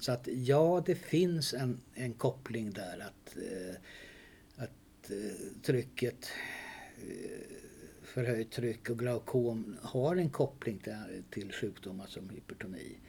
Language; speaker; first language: Swedish; native; Swedish